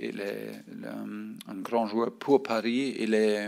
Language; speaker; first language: French; non-native, fluent; German